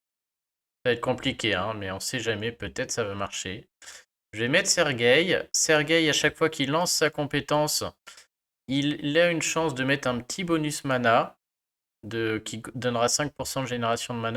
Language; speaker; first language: French; native; French